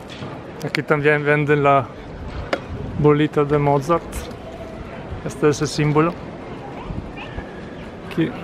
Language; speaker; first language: Spanish; non-native, fluent; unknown